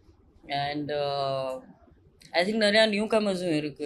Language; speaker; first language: Tamil; non-native, fluent; Hindi